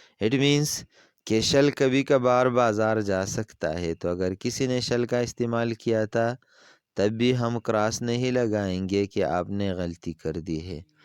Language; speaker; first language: Urdu; non-native, local second language; Pashto